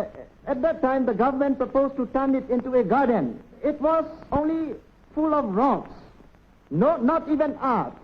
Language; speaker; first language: English; non-native, local second language; Burmese